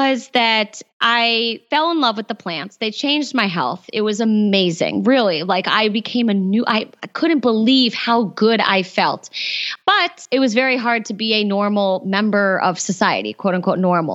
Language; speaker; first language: English; native; English